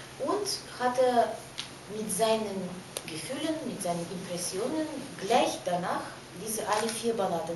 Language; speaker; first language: German; non-native, fluent; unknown